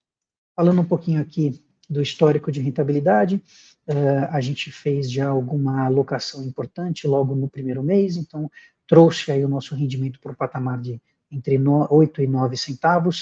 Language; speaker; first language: Portuguese; native; Portuguese